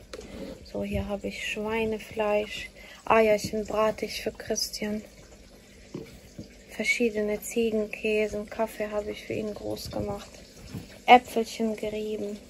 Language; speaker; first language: German; non-native, fluent; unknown